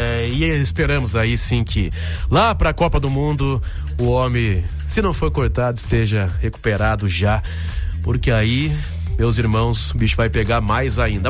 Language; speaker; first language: Portuguese; native; Portuguese